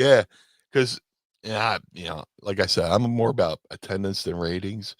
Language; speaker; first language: English; native; English